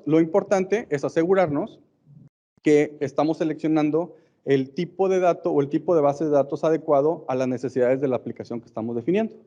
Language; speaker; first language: Spanish; native; Spanish